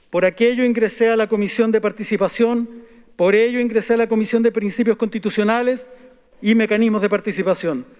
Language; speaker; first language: Spanish; native; Spanish